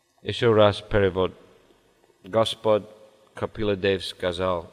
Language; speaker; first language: Russian; non-native, fluent; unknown